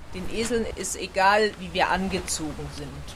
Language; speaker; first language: German; native; German